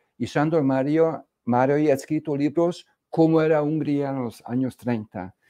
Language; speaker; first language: Spanish; non-native, fluent; Hungarian